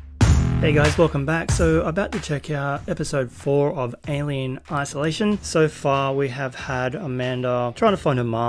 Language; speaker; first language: English; native; English